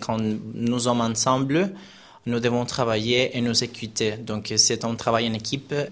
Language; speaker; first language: French; non-native, learner; Spanish